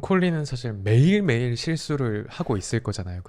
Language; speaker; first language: Korean; native; Korean